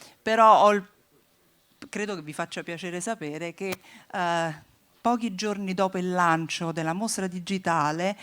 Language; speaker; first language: Italian; native; Italian